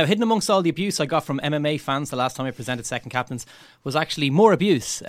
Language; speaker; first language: English; native; English